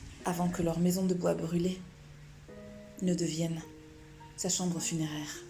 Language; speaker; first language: French; native; French